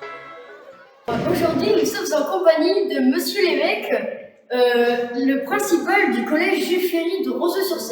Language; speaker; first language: French; native; French